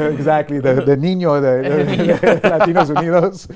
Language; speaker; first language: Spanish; early bilingual, heritage; Spanish